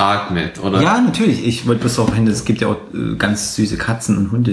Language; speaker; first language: German; native; German